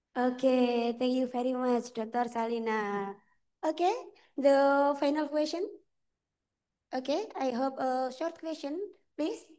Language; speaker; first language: English; non-native, fluent; Indonesian